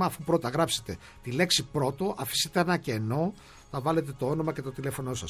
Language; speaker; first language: Greek; native; Greek